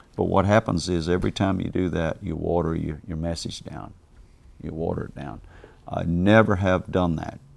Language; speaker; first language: English; native; English